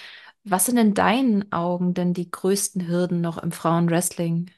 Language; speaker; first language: German; native; German